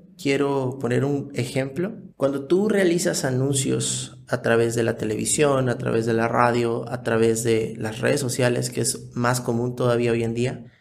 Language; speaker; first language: Spanish; native; Spanish